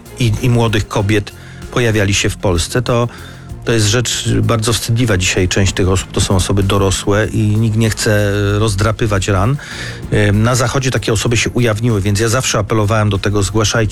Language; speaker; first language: Polish; native; Polish